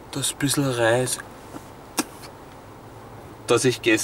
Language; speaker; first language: German; native; German